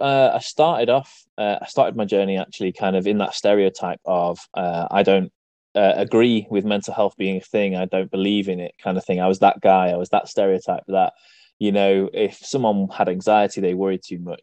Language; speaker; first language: English; native; English